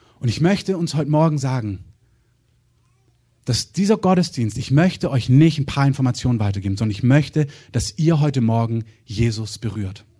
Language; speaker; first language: German; native; German